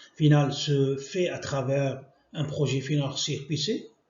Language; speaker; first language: French; non-native, local second language; Arabic